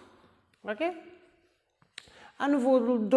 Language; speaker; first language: French; non-native, fluent; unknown